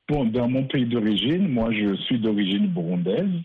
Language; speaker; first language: French; non-native, local second language; Rundi